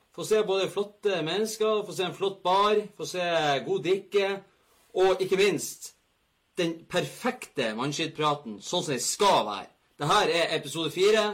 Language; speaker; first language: Norwegian; native; Norwegian